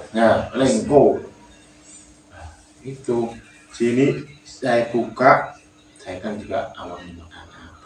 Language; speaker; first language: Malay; non-native, local second language; Javanese